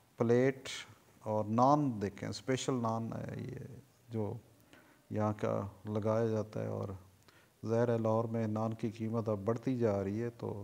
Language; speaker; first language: Urdu; native; Urdu